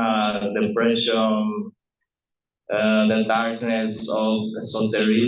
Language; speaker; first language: English; non-native, learner; Spanish